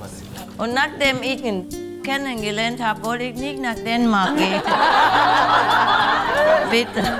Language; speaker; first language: German; non-native, learner; Vietnamese